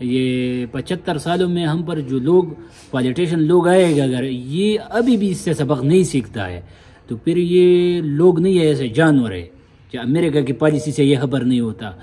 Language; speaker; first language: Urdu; non-native, local second language; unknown